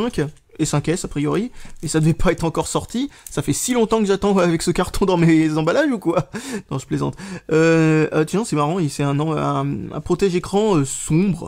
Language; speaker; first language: French; native; French